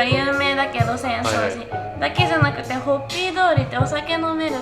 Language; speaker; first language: Japanese; native; Japanese